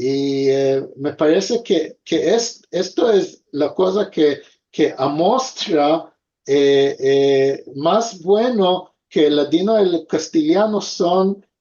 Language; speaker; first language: Spanish; early bilingual, heritage; Ladino